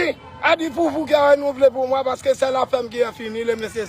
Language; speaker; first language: French; non-native, learner; Haitian Creole